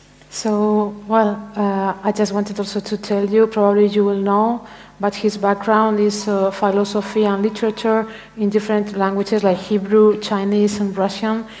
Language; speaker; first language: English; non-native, fluent; Spanish